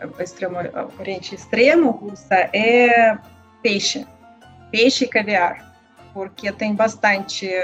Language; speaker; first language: Portuguese; non-native, learner; Russian